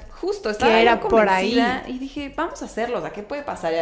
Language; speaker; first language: Spanish; native; Spanish